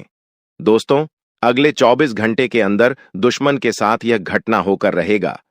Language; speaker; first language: Hindi; non-native, local second language; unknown